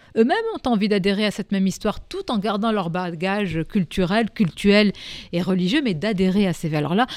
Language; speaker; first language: French; non-native, local second language; Arabic